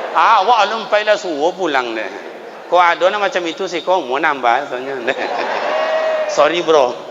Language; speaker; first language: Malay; non-native, local second language; Minangkabau